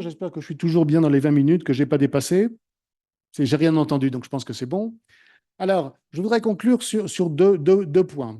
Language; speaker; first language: French; native; French